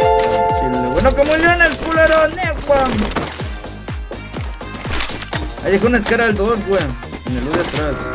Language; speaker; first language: Spanish; native; Spanish